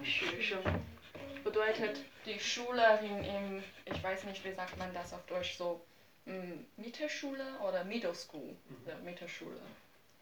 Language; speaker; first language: German; non-native, learner; Chinese